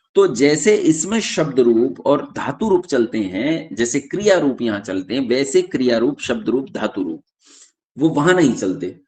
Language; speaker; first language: Hindi; native; Hindi